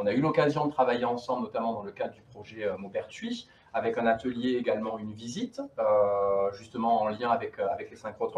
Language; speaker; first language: French; native; French